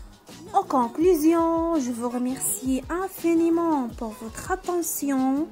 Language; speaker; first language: French; non-native, local second language; Arabic